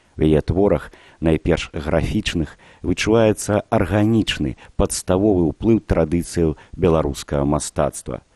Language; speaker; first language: Belarusian; native; Belarusian